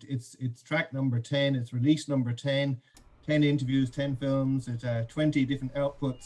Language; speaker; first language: English; native; English